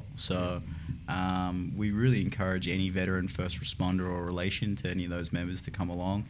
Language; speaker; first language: English; native; English